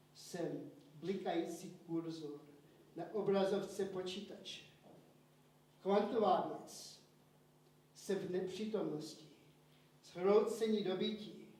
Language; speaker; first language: Czech; early bilingual, heritage; Czech